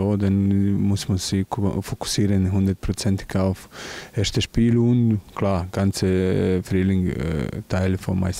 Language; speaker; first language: German; non-native, learner; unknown